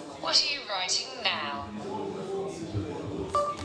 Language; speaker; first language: English; non-native, learner; Russian